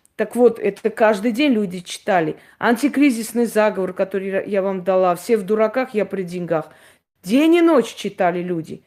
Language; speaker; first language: Russian; native; Russian